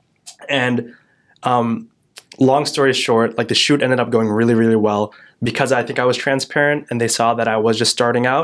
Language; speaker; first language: English; native; English